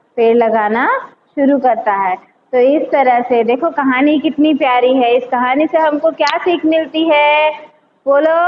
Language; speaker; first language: Hindi; non-native, local second language; Telugu